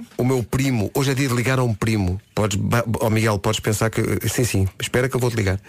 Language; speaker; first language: Portuguese; native; Portuguese